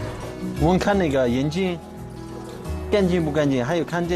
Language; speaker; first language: Chinese; non-native, learner; English